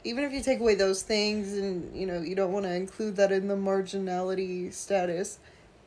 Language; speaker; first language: English; native; English